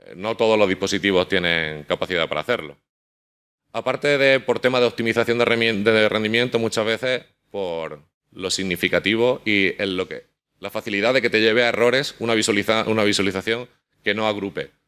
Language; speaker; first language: Spanish; native; Spanish